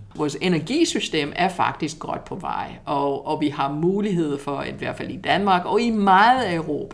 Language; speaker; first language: Danish; non-native, fluent; English